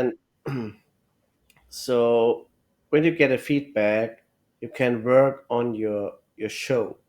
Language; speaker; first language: English; non-native, learner; German